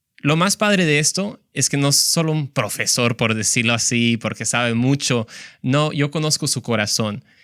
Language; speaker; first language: Spanish; native; Spanish